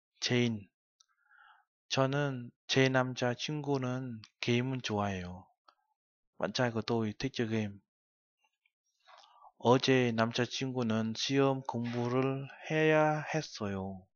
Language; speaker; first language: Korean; non-native, fluent; Vietnamese